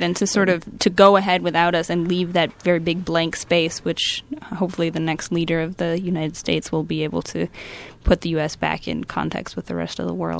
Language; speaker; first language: English; native; English